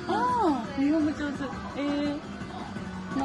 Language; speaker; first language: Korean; non-native, fluent; Japanese